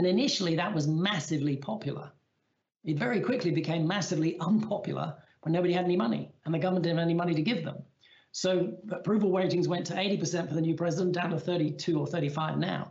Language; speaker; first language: English; native; English